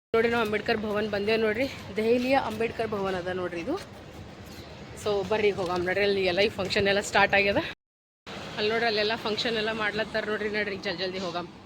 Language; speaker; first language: Kannada; non-native, local second language; Lambadi